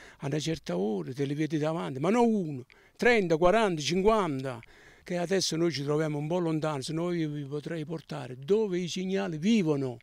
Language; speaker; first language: Italian; native; Italian